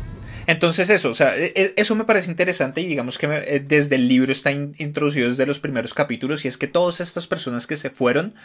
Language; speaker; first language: Spanish; native; Spanish